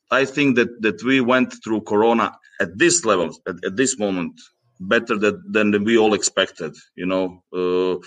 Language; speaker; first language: English; non-native, fluent; Greek